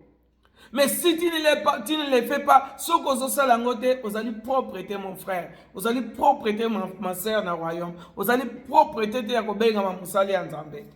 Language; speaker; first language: French; non-native, local second language; Lingala